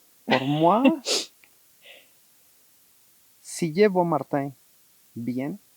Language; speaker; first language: French; non-native, learner; Spanish